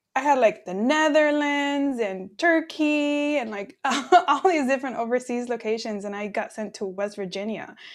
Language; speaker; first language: English; early bilingual, other home language; Spanish